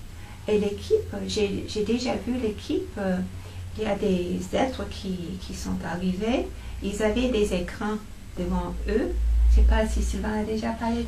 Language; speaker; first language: French; non-native, fluent; English